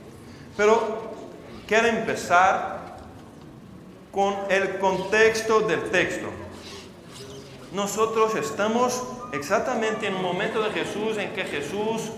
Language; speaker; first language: Spanish; non-native, fluent; Portuguese